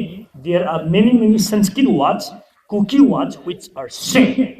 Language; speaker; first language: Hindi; non-native, local second language; Thado Chin